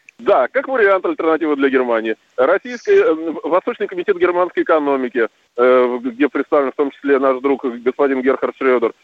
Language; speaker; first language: Russian; native; Russian